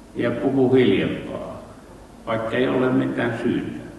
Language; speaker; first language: Finnish; native; Finnish